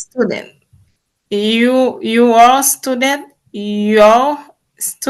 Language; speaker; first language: English; non-native, learner; Haitian Creole